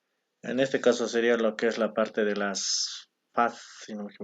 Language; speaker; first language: Spanish; native; Spanish